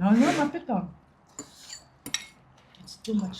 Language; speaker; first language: English; non-native, fluent; Filipino